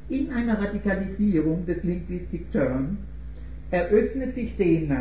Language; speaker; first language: German; native; German